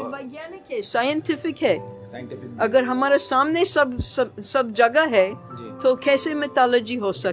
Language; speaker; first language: Hindi; non-native, fluent; English